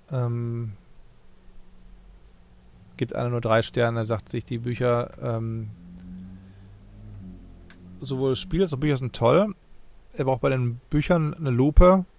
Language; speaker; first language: German; native; German